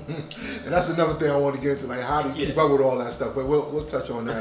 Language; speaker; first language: English; native; English